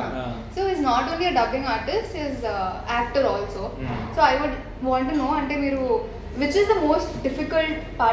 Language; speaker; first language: Telugu; native; Telugu